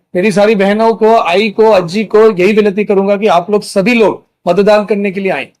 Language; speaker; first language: Hindi; non-native, local second language; Marathi